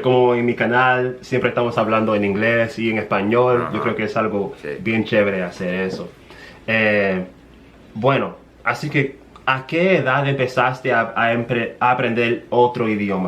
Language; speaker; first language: Spanish; non-native, fluent; English